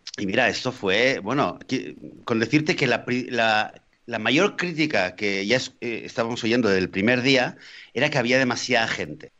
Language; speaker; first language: Spanish; native; Spanish